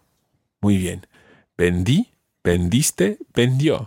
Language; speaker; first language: Spanish; non-native, fluent; English